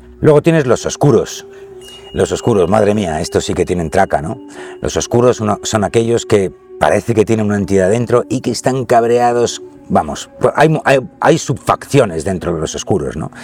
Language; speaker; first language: Spanish; native; Spanish